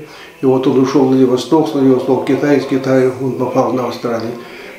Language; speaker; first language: Russian; early bilingual, heritage; Russian